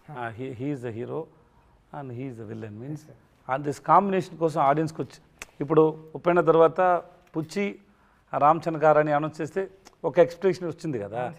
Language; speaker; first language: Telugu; non-native, learner; Tamil